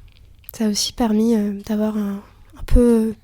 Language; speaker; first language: French; early bilingual, other home language; Lithuanian